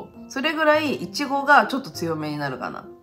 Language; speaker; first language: Japanese; native; Japanese